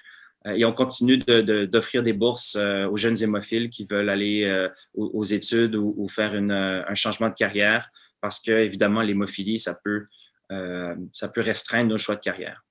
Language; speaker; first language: French; native; French